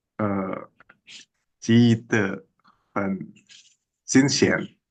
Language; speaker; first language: Chinese; non-native, learner; Indonesian